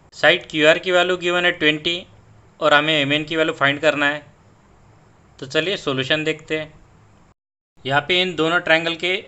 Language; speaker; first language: Hindi; non-native, local second language; Marathi